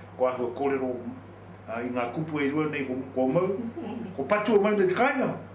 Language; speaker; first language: Māori; native; Māori